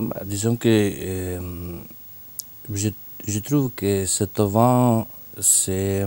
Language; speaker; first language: French; non-native, fluent; Italian